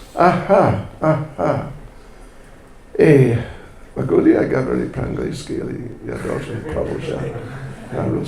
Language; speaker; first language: Russian; non-native, learner; English